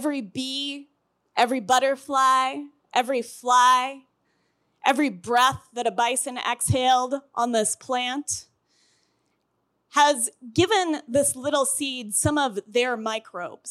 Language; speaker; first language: English; native; English